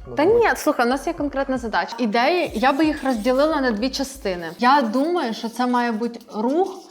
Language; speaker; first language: Ukrainian; non-native, local second language; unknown